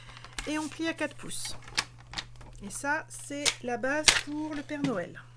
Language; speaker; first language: French; native; French